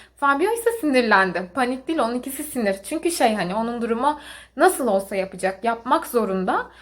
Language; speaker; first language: Turkish; native; Turkish